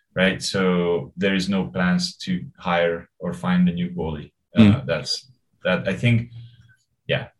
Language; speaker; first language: English; non-native, fluent; Hungarian